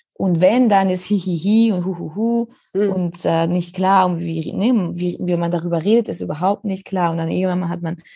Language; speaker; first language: German; non-native, fluent; Spanish